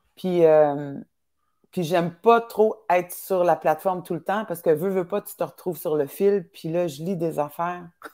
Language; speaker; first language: French; native; French